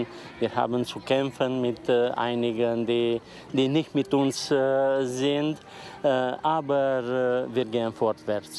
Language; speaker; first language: German; non-native, local second language; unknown